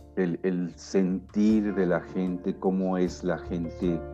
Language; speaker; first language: Spanish; native; Spanish